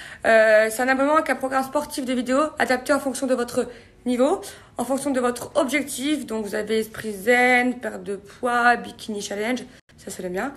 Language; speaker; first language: French; native; French